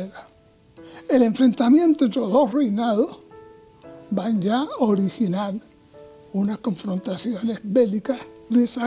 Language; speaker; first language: Spanish; native; Spanish